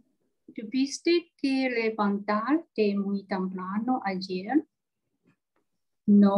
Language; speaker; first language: Spanish; non-native, learner; Chinese